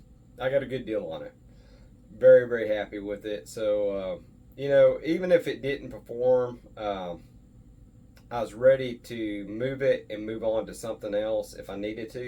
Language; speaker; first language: English; native; English